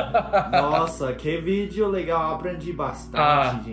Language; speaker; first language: Portuguese; non-native, fluent; English